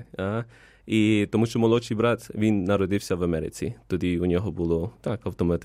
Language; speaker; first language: Ukrainian; non-native, fluent; Spanish